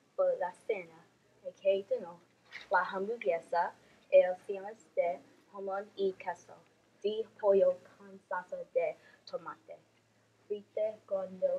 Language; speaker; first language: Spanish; non-native, learner; English